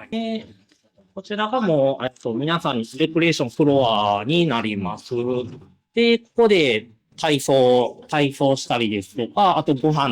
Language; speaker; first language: Japanese; native; Japanese